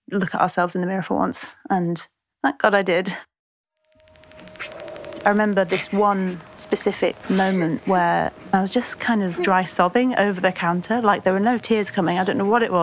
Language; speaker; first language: English; native; English